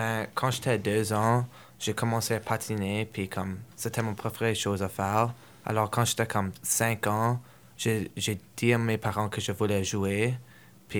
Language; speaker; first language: French; non-native, local second language; English